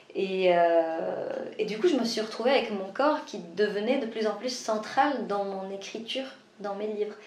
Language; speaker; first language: French; non-native, local second language; Arabic